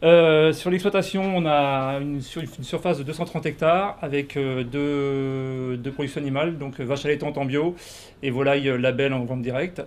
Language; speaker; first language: French; native; French